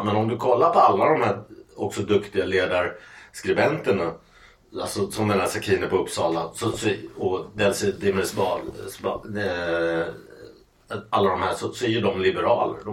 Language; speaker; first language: Swedish; native; Swedish